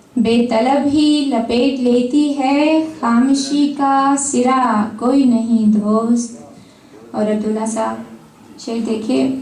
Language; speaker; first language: Urdu; native; Urdu